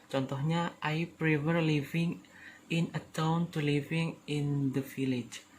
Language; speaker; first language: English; non-native, learner; Indonesian